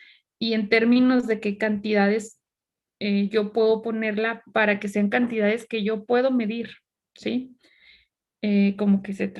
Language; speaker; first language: Spanish; native; Spanish